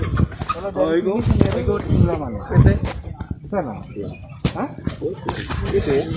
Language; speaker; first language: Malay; non-native, local second language; Javanese